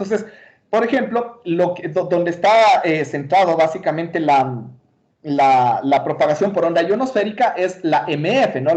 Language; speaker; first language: Spanish; native; Spanish